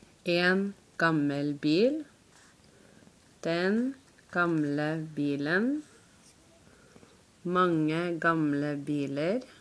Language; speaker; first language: Norwegian; non-native, learner; English